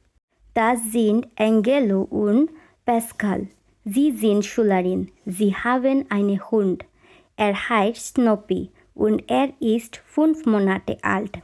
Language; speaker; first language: German; non-native, fluent; Bangla